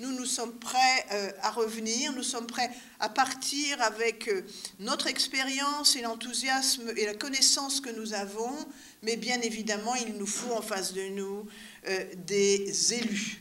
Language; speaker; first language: French; native; French